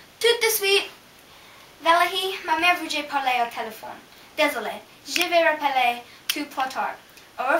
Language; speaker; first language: French; non-native, learner; English